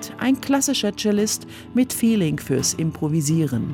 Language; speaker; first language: German; native; German